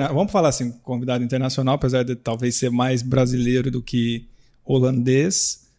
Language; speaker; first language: Portuguese; native; Portuguese